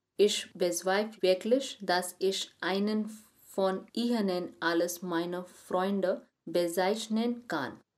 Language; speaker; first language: German; non-native, learner; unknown